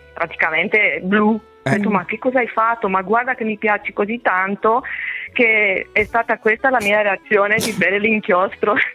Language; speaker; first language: Italian; non-native, fluent; Romanian